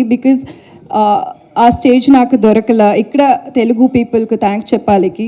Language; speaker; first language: Telugu; non-native, learner; Tamil